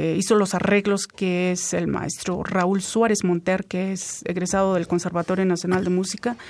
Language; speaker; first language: Spanish; native; Spanish